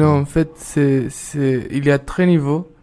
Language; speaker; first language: French; non-native, fluent; Spanish